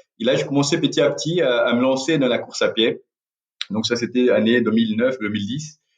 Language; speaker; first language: French; non-native, fluent; Portuguese